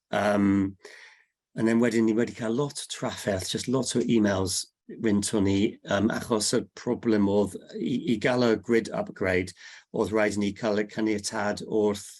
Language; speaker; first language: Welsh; non-native, learner; English